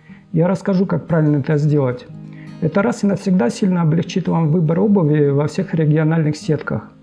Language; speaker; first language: Russian; native; Russian